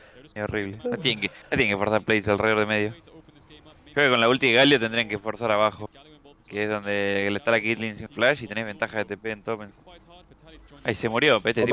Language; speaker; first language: Spanish; native; Spanish